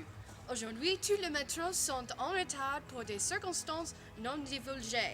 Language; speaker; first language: French; non-native, learner; English